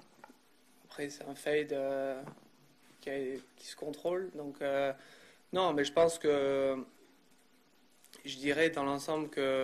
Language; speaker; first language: French; native; French